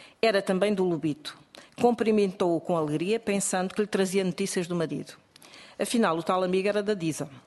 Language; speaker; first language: Portuguese; native; Portuguese